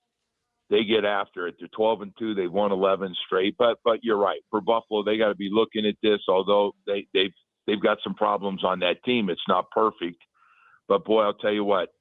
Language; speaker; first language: English; native; English